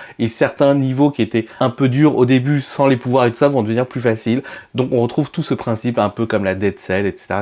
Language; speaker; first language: French; native; French